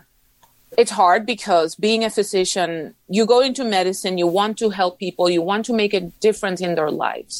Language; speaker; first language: English; non-native, fluent; Spanish